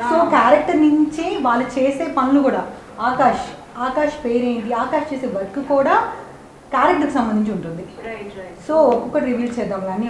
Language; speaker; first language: Telugu; native; Telugu